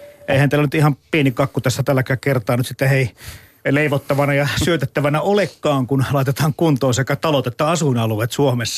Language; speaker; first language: Finnish; native; Finnish